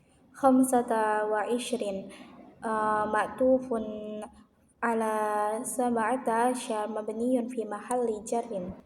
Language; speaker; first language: Arabic; non-native, learner; Indonesian